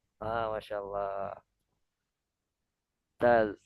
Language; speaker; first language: Arabic; non-native, fluent; Indonesian